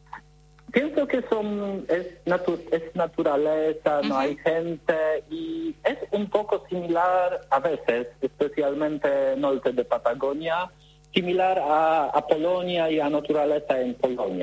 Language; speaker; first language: Spanish; non-native, learner; Polish